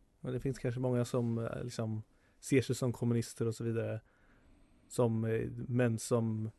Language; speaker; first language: Swedish; native; Swedish